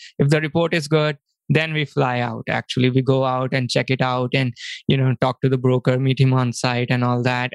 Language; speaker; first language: English; non-native, local second language; Hindi